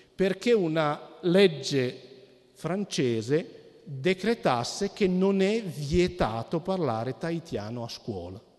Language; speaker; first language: Italian; native; Italian